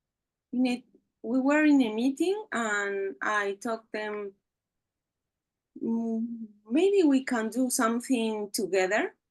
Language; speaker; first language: English; non-native, learner; Spanish